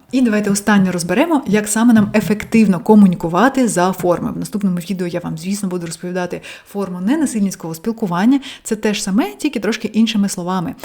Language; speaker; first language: Ukrainian; non-native, local second language; Russian